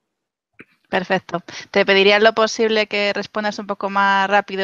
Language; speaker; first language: Spanish; native; Spanish